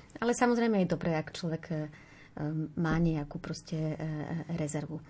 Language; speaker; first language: Slovak; native; Slovak